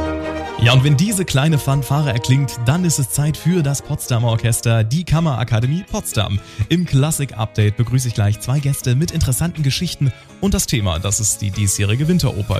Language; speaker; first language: German; native; German